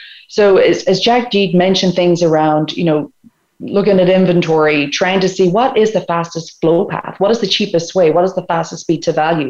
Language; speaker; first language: English; native; English